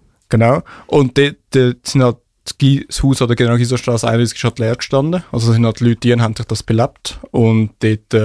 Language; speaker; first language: German; native; German